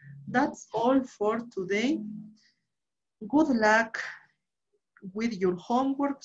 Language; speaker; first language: English; non-native, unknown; Spanish